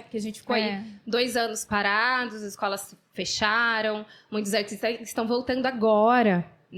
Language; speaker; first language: Portuguese; native; Portuguese